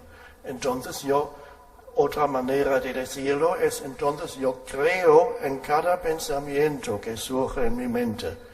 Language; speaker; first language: Spanish; non-native, fluent; German